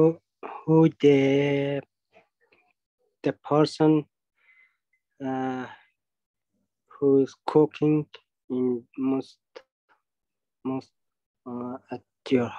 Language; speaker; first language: English; non-native, learner; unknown